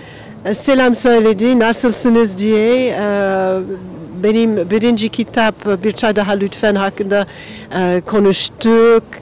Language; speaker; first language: Turkish; non-native, learner; English